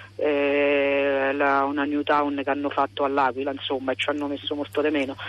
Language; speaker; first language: Italian; native; Italian